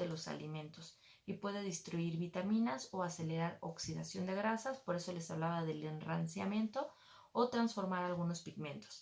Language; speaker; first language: Spanish; native; Spanish